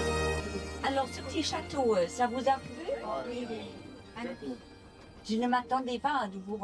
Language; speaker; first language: French; non-native, fluent; English